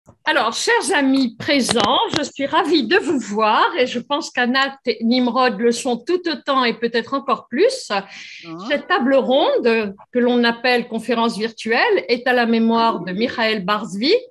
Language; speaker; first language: French; native; French